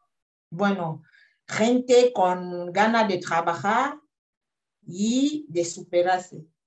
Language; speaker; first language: Spanish; non-native, fluent; French